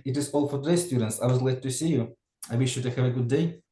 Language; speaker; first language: English; non-native, fluent; Ukrainian